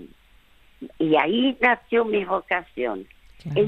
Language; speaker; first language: Spanish; early bilingual, other home language; French